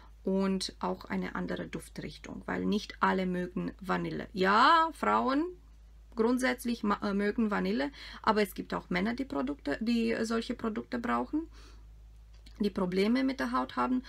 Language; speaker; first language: German; non-native, fluent; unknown